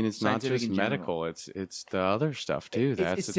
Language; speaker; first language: English; native; English